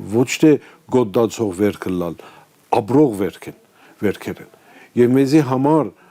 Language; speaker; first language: Armenian; early bilingual, heritage; Armenian